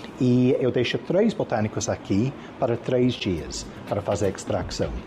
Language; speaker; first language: Portuguese; non-native, fluent; English